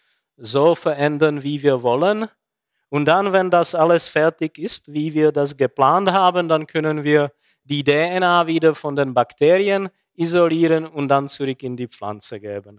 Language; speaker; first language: German; non-native, fluent; Czech